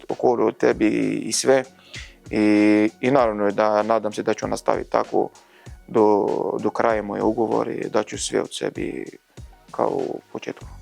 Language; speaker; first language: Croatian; non-native, learner; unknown